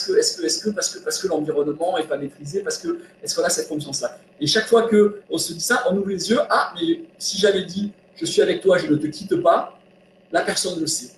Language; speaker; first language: French; native; French